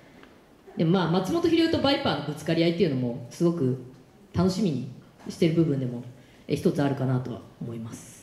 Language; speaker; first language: Japanese; native; Japanese